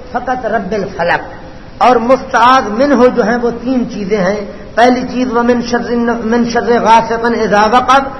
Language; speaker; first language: Urdu; non-native, local second language; Punjabi